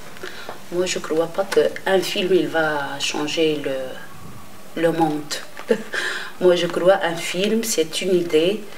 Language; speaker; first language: French; non-native, local second language; Arabic